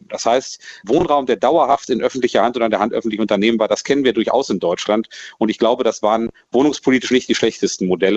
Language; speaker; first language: German; native; German